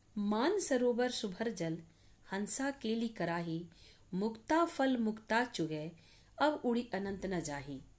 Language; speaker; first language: Hindi; native; Hindi